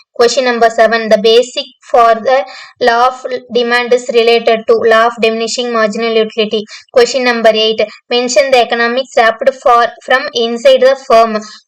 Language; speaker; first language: English; non-native, local second language; Tamil